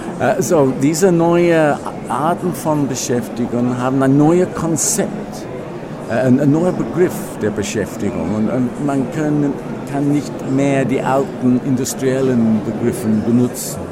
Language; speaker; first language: German; non-native, fluent; English